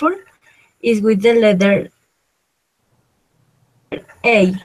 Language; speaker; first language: English; non-native, learner; Spanish